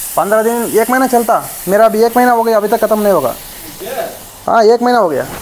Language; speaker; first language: Hindi; non-native, local second language; Kannada